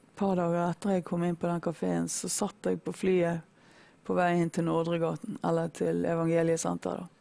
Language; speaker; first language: Norwegian; native; Norwegian